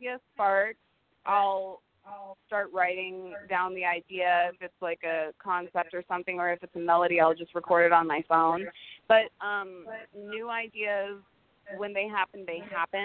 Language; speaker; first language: English; native; English